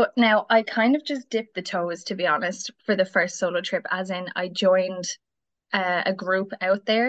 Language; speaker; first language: English; native; English